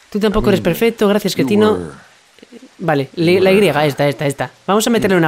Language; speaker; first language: Spanish; native; Spanish